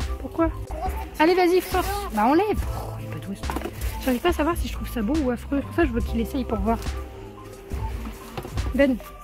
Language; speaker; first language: French; native; French